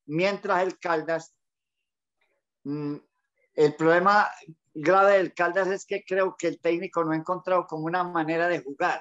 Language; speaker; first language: Spanish; native; Spanish